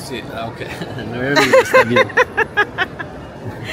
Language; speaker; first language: Spanish; non-native, learner; Swedish